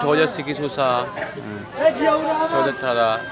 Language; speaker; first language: Indonesian; non-native, learner; Rohingya